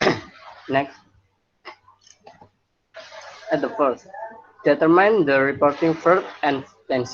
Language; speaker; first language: English; non-native, learner; Indonesian